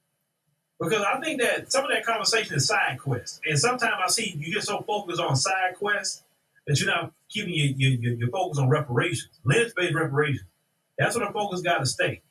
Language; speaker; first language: English; native; English